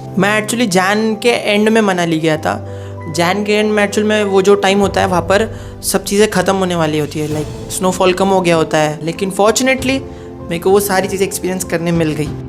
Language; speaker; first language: Hindi; non-native, local second language; Marathi